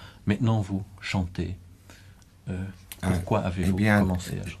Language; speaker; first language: French; native; French